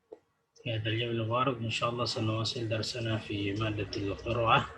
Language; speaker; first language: Arabic; non-native, fluent; Indonesian